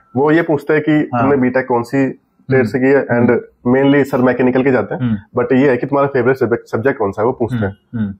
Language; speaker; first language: Hindi; native; Hindi